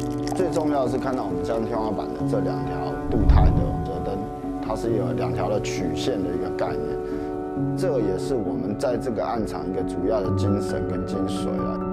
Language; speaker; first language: Chinese; native; Chinese